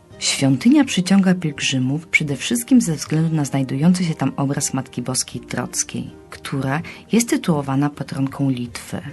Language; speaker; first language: Polish; native; Polish